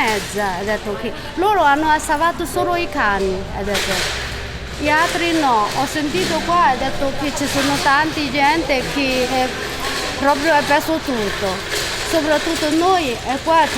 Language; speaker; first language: Italian; non-native, learner; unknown